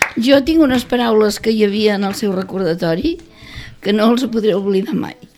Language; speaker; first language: Catalan; native; Catalan